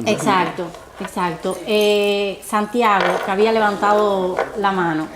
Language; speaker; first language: Spanish; native; Spanish